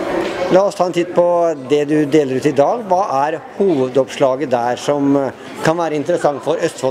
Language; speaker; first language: Norwegian; native; Norwegian